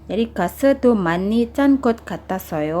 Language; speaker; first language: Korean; non-native, fluent; Indonesian